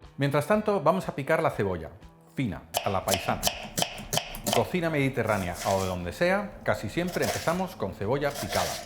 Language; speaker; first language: Spanish; non-native, fluent; Dutch